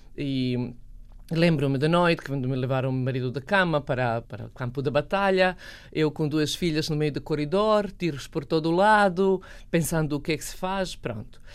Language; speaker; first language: Portuguese; non-native, fluent; Serbian